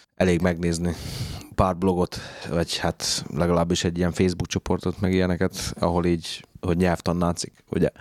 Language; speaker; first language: Hungarian; native; Hungarian